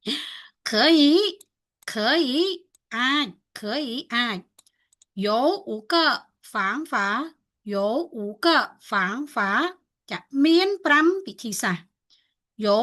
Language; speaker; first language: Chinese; non-native, fluent; Khmer